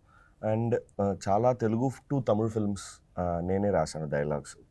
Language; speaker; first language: Telugu; non-native, fluent; Tamil